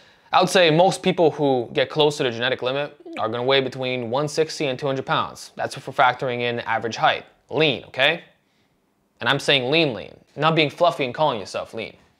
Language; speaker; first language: English; native; English